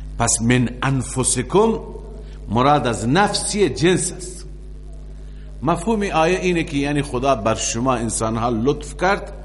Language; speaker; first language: Persian; native; Persian